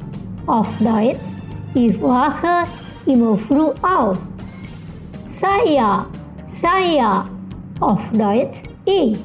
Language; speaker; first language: German; non-native, fluent; Indonesian